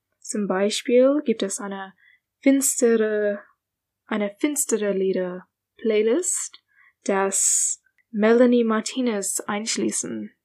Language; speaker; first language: German; non-native, learner; English